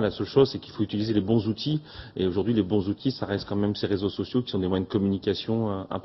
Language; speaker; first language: French; native; French